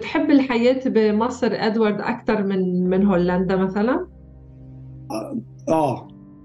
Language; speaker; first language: Arabic; native; Arabic